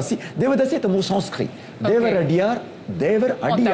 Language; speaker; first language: French; non-native, local second language; Tamil